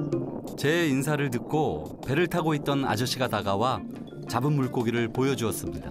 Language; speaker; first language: Korean; native; Korean